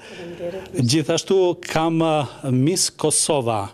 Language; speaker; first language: Albanian; native; Albanian